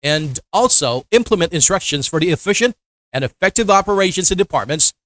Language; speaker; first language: English; non-native, local second language; Filipino